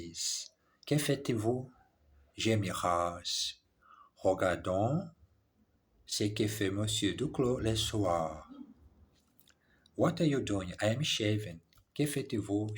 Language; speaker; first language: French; non-native, learner; English